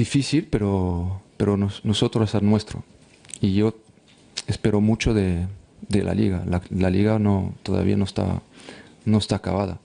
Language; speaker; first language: Spanish; non-native, fluent; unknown